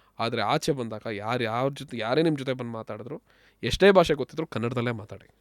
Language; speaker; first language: Kannada; native; Kannada